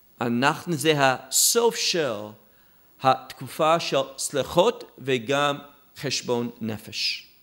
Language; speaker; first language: Hebrew; non-native, fluent; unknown